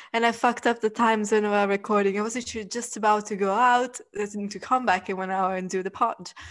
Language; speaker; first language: English; non-native, fluent; Italian